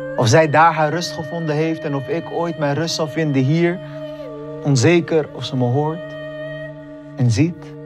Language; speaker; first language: Dutch; early bilingual, other home language; Hebrew